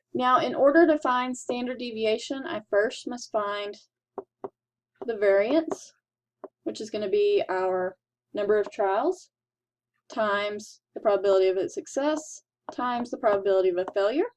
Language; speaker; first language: English; native; English